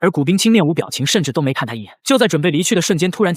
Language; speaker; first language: Chinese; native; Chinese